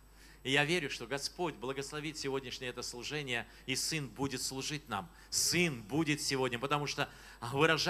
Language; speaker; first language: Russian; native; Russian